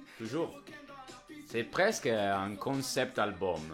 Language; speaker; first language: French; non-native, fluent; Italian